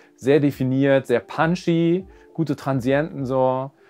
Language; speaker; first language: German; native; German